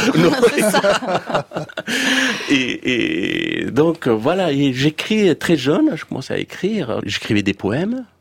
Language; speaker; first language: French; non-native, fluent; Persian